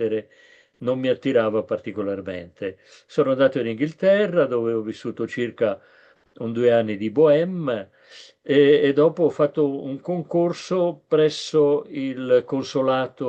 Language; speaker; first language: Italian; native; Italian